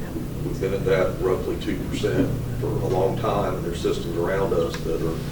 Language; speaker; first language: English; native; English